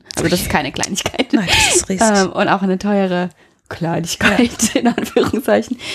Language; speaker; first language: German; non-native, fluent; English